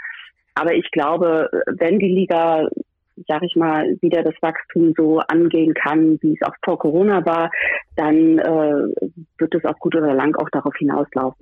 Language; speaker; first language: German; native; German